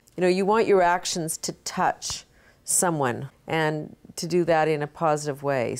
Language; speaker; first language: English; native; English